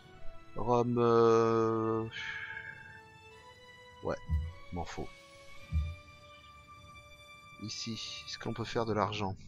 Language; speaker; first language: French; native; French